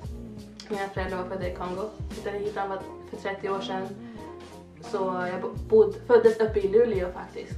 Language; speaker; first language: Swedish; early bilingual, other home language; French